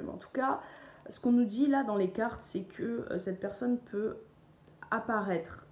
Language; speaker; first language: French; native; French